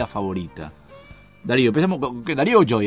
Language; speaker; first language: Spanish; native; Spanish